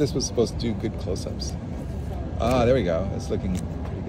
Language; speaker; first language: English; native; English